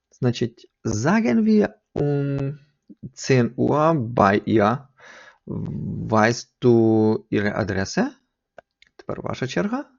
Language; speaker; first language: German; non-native, fluent; Ukrainian